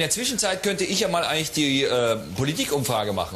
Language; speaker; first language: German; native; German